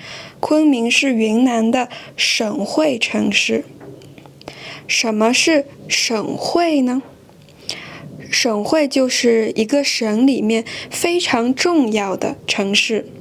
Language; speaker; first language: Chinese; non-native, fluent; French